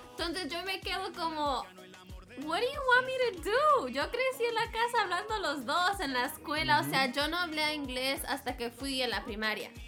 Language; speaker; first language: Spanish; early bilingual, heritage; Spanish